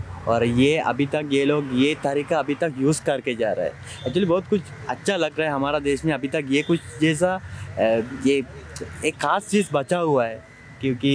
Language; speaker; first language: Hindi; non-native, fluent; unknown